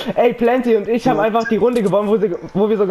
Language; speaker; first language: German; native; German